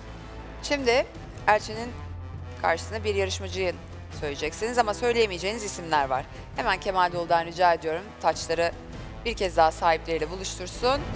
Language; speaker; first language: Turkish; native; Turkish